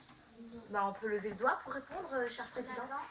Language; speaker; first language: French; native; French